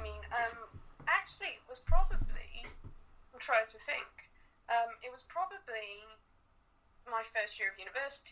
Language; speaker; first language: English; native; English